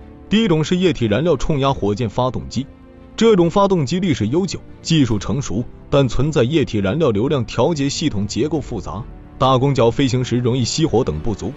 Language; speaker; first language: Chinese; native; Chinese